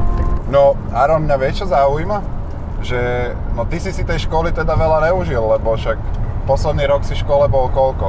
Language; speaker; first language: Slovak; native; Slovak